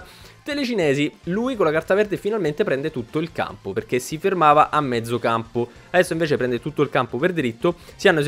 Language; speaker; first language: Italian; native; Italian